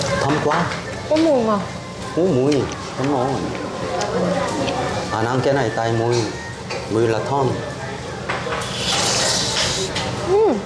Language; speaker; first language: Vietnamese; non-native, learner; Korean